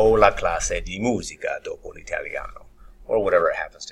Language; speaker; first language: Italian; non-native, fluent; English